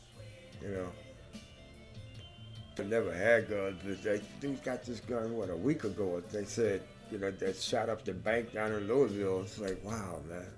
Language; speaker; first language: English; native; English